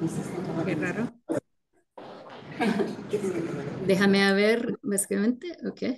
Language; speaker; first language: Spanish; non-native, fluent; English